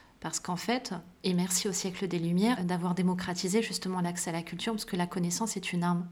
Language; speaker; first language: French; early bilingual, other home language; Arabic